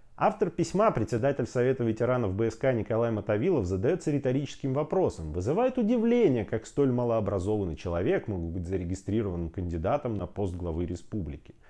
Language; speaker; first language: Russian; native; Russian